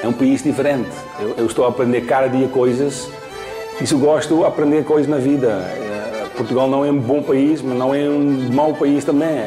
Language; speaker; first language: Portuguese; non-native, learner; Dutch